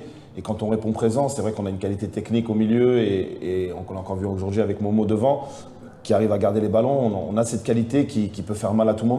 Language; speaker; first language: French; native; French